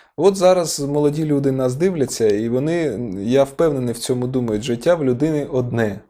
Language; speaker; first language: Ukrainian; non-native, local second language; Russian